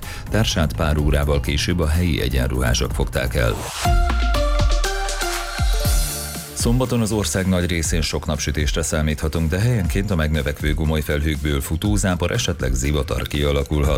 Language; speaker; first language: Hungarian; native; Hungarian